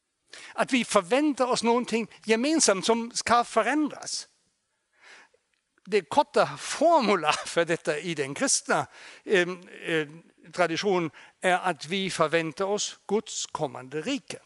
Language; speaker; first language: Swedish; non-native, fluent; German